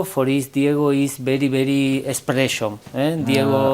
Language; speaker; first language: English; non-native, learner; Spanish